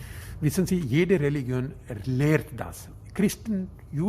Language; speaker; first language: German; non-native, learner; Urdu